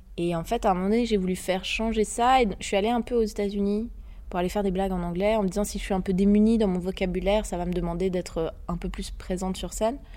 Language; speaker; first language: French; native; French